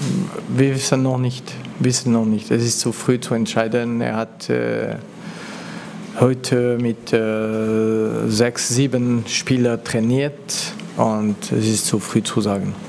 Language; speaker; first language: German; non-native, learner; French